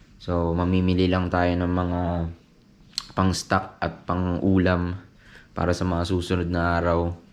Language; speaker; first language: Filipino; native; Filipino